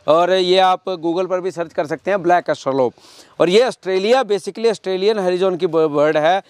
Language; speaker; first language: Hindi; native; Hindi